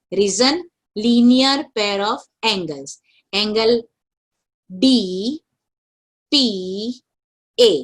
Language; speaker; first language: English; non-native, local second language; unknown